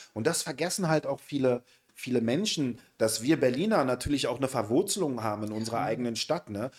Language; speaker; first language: German; native; German